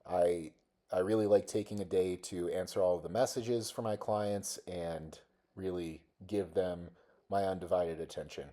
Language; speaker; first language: English; native; English